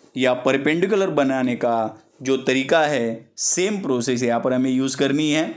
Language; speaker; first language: Hindi; non-native, local second language; Marathi